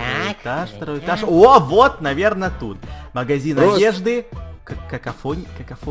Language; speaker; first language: Russian; native; Russian